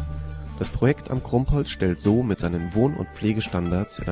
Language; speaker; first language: German; native; German